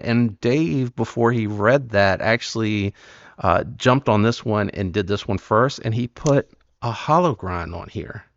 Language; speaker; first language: English; native; English